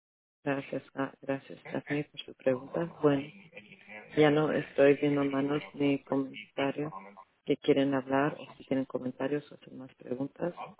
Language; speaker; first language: Spanish; early bilingual, heritage; Spanish